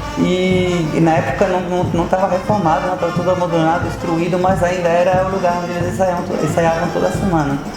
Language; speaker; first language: Portuguese; non-native, fluent; Arabic